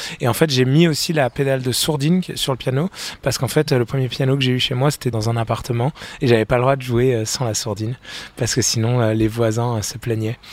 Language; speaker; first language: French; native; French